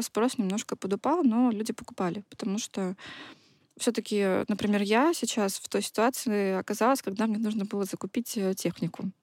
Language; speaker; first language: Russian; native; Russian